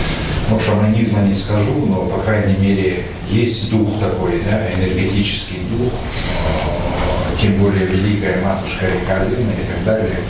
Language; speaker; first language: Russian; native; Russian